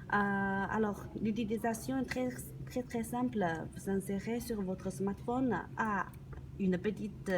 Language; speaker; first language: French; non-native, learner; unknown